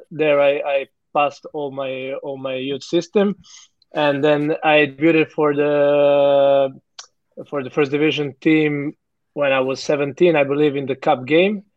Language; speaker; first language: English; non-native, fluent; Croatian